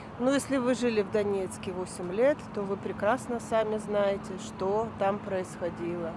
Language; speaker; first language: Russian; native; Russian